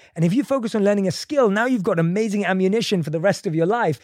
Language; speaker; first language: English; native; English